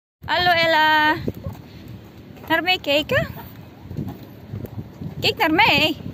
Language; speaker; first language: Dutch; non-native, learner; Filipino